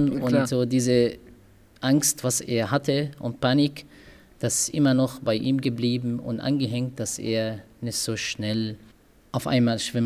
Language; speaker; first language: German; non-native, learner; Arabic